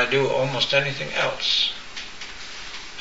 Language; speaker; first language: English; native; English